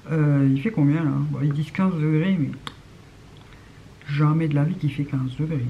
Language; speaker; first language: French; native; French